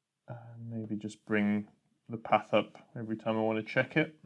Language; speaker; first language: English; native; English